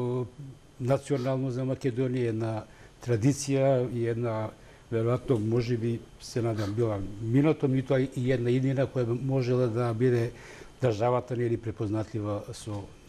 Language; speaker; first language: Macedonian; native; Macedonian